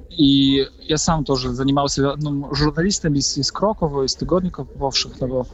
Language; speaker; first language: Russian; non-native, fluent; Polish